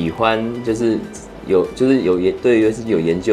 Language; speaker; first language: Chinese; native; Chinese